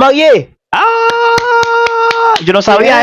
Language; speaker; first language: Spanish; non-native, fluent; Haitian Creole